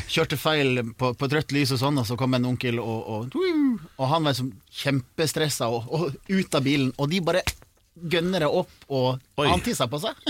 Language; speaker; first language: Norwegian; native; Norwegian